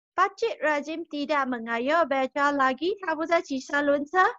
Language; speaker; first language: Malay; non-native, local second language; Chinese